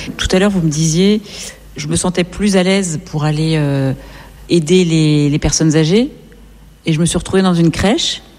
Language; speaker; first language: French; native; French